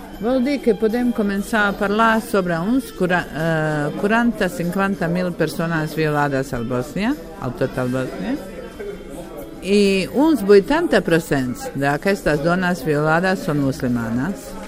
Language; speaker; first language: Catalan; non-native, fluent; Bosnian